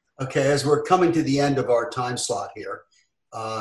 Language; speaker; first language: English; native; English